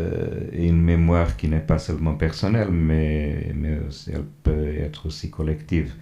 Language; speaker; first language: French; non-native, fluent; Portuguese